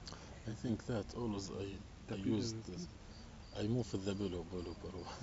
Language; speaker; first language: English; non-native, learner; Arabic